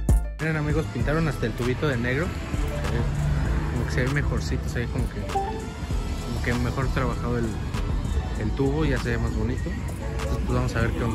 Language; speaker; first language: Spanish; native; Spanish